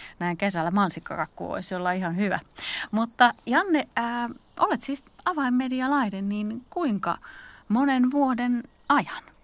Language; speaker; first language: Finnish; native; Finnish